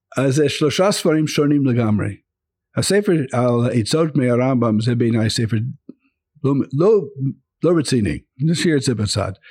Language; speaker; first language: Hebrew; non-native, fluent; English